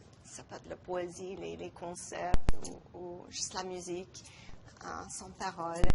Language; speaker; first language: French; non-native, local second language; English